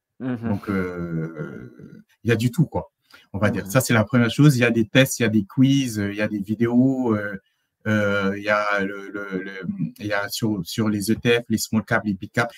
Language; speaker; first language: French; native; French